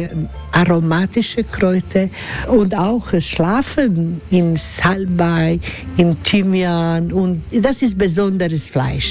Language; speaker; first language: German; non-native, learner; Croatian